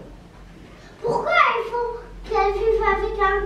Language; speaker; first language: French; non-native, local second language; Arabic